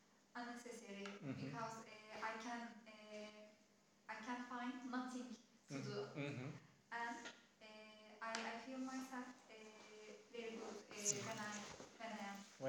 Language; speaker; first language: English; non-native, learner; Turkish